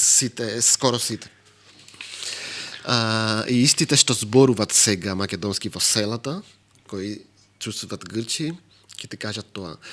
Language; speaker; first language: Macedonian; non-native, fluent; Greek